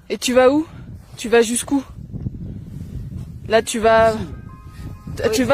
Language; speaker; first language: French; native; French